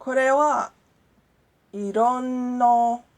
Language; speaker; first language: Japanese; non-native, learner; English